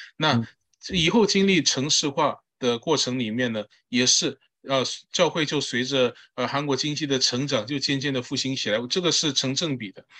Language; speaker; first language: Chinese; early bilingual, heritage; Chinese